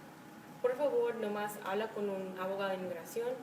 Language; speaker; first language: Spanish; non-native, fluent; English